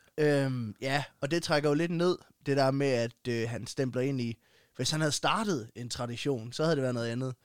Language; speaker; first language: Danish; native; Danish